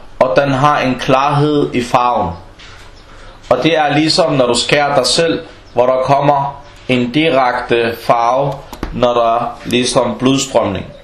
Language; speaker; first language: Danish; early bilingual, other home language; Arabic